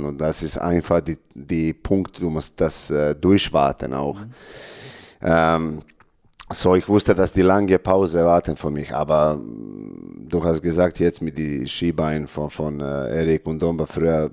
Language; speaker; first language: German; non-native, learner; Serbian